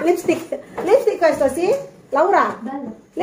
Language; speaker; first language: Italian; non-native, learner; Indonesian